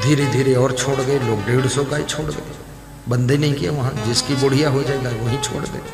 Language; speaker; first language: Hindi; native; Hindi